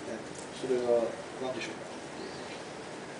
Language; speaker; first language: Japanese; non-native, fluent; English